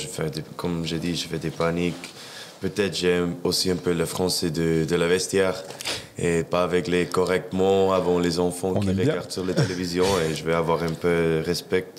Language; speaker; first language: French; non-native, fluent; English